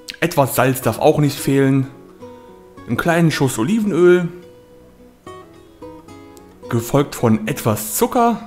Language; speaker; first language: German; native; German